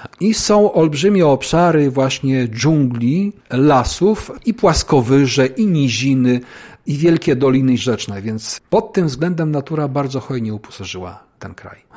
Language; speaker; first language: Polish; native; Polish